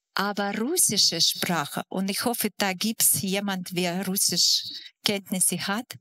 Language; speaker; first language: German; non-native, fluent; Russian